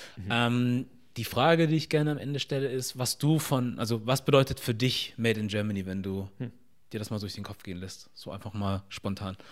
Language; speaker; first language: German; native; German